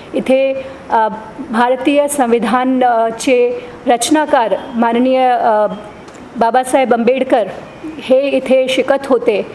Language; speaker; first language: Marathi; non-native, local second language; Hindi